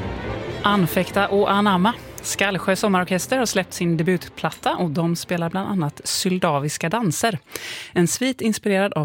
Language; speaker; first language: Swedish; native; Swedish